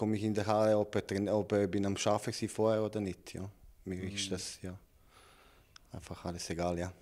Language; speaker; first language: German; non-native, learner; Serbian